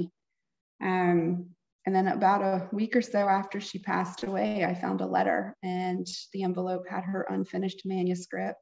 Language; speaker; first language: English; native; English